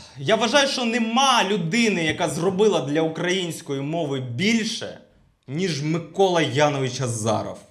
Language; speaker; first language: Ukrainian; non-native, local second language; Russian